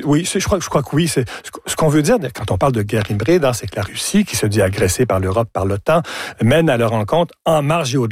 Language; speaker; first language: French; native; French